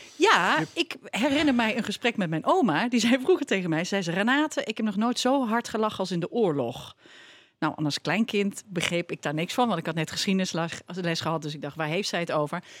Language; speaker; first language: Dutch; native; Dutch